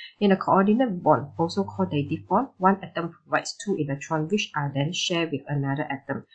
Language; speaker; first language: English; non-native, local second language; Chinese